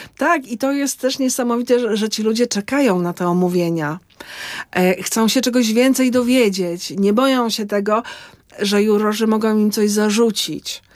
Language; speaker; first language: Polish; native; Polish